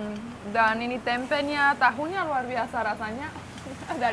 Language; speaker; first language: Indonesian; non-native, fluent; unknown